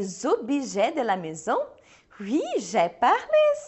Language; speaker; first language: French; non-native, fluent; Portuguese